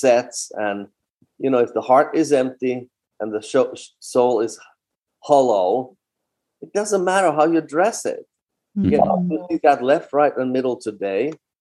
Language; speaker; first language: English; non-native, fluent; Finnish